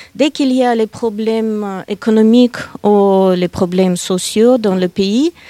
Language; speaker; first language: French; non-native, fluent; Russian